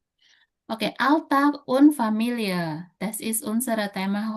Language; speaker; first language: German; non-native, fluent; Indonesian